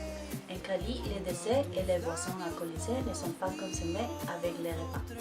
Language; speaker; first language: French; non-native, learner; Spanish